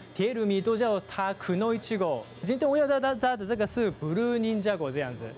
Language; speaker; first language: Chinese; non-native, fluent; Japanese